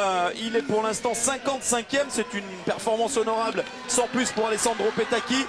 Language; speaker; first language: French; native; French